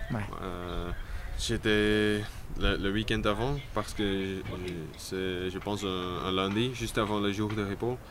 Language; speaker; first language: French; non-native, local second language; Dutch